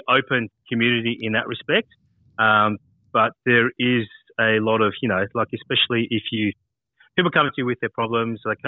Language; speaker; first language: English; native; English